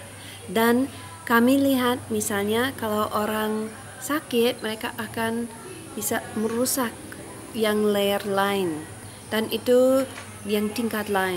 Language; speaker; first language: Indonesian; non-native, fluent; English